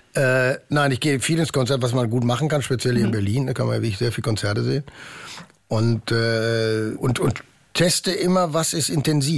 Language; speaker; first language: German; native; German